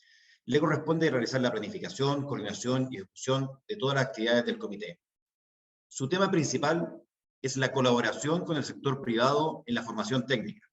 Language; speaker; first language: Spanish; native; Spanish